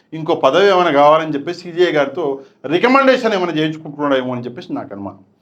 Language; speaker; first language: Telugu; non-native, local second language; Urdu